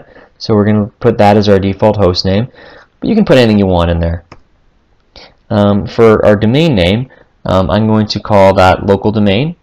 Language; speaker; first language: English; native; English